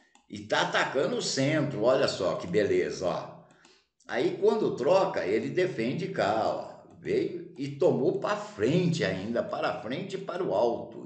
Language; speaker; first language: Portuguese; native; Portuguese